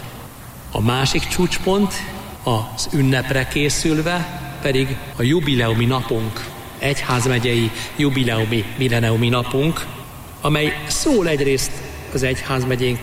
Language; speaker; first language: Hungarian; native; Hungarian